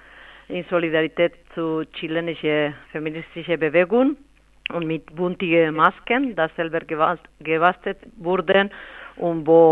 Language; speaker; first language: German; non-native, fluent; Spanish